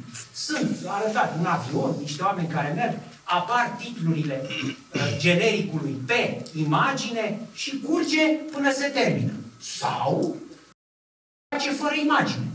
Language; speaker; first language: Romanian; native; Romanian